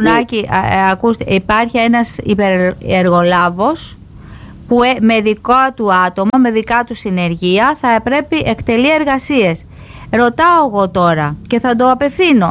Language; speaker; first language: Greek; native; Greek